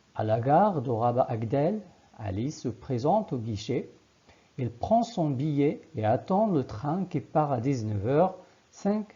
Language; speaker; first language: French; non-native, local second language; Arabic